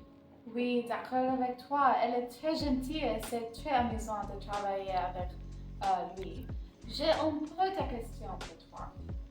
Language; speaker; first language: French; non-native, learner; English